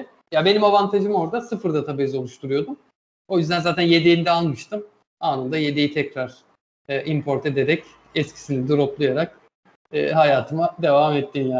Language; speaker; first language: Turkish; native; Turkish